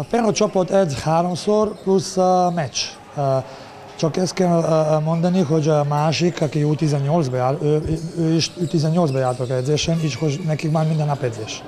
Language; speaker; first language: Hungarian; non-native, learner; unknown